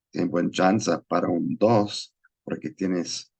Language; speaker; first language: Spanish; non-native, learner; English